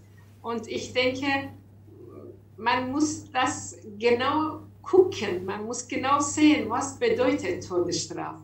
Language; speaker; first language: German; non-native, learner; Persian